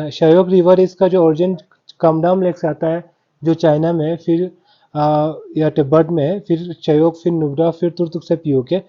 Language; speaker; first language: Hindi; non-native, local second language; Balti